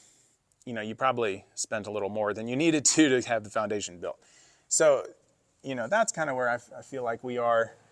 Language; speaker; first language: English; native; English